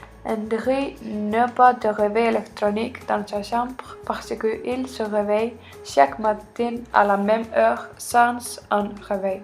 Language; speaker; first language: French; non-native, learner; Icelandic